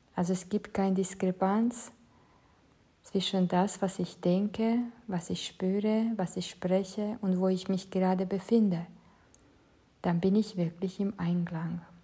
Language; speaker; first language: German; non-native, fluent; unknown